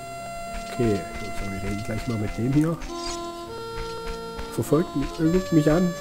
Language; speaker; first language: German; native; German